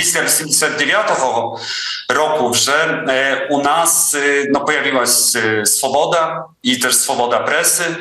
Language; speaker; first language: Ukrainian; non-native, fluent; Polish